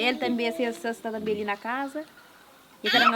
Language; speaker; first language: Portuguese; non-native, local second language; Kabuverdianu